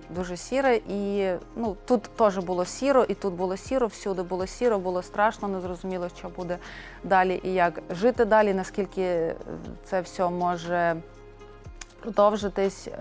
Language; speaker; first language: Ukrainian; non-native, local second language; Russian